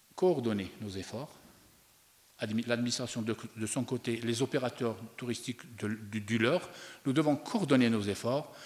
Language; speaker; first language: French; non-native, local second language; Arabic